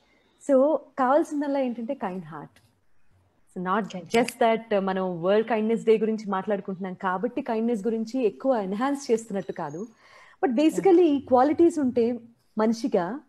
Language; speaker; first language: Telugu; native; Telugu